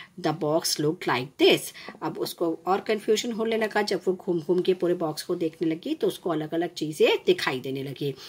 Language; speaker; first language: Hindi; non-native, local second language; Gujarati